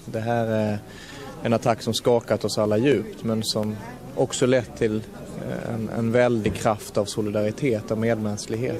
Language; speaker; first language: Swedish; native; Swedish